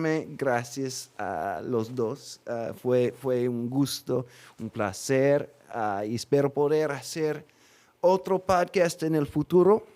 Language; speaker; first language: Spanish; non-native, fluent; English